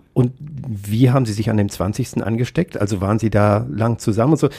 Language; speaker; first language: German; native; German